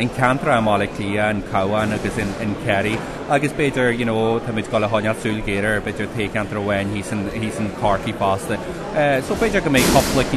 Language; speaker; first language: Irish; native; Irish